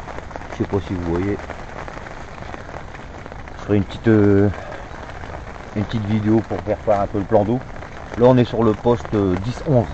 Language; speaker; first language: French; native; French